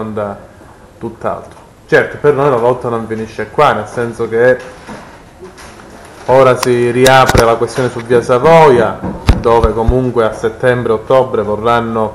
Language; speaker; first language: Italian; native; Italian